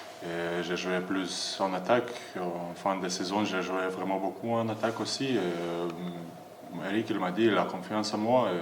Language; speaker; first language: French; non-native, learner; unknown